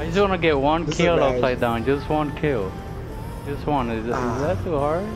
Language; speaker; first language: English; native; English